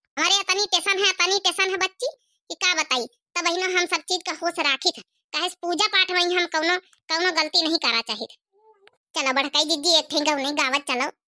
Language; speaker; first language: Hindi; native; Hindi